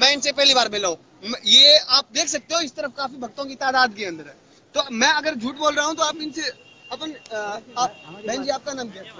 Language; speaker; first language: Hindi; native; Hindi